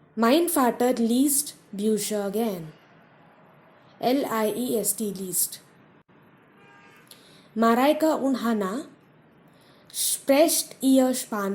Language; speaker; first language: German; non-native, fluent; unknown